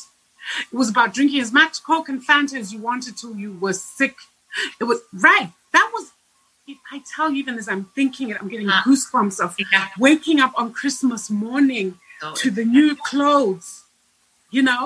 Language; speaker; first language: English; non-native, local second language; Shona